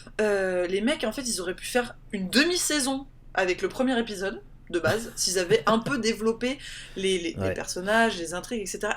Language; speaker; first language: French; native; French